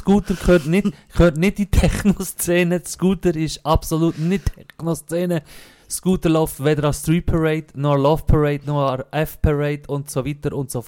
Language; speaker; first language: German; native; German